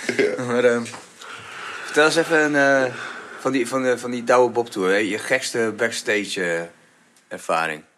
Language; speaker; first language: Dutch; early bilingual, other home language; Bulgarian